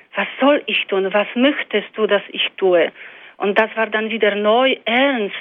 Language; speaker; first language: German; non-native, fluent; Polish